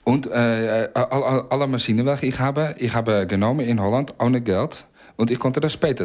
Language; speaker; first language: German; non-native, learner; Dutch